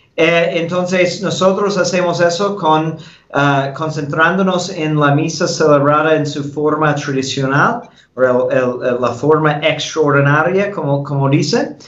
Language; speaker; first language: Spanish; non-native, fluent; English